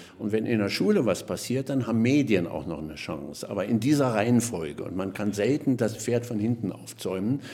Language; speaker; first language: German; native; German